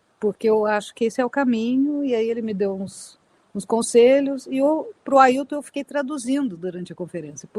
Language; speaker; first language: Portuguese; native; Portuguese